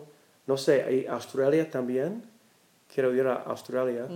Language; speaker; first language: Spanish; non-native, learner; English